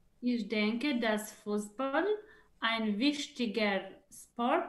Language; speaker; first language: German; non-native, learner; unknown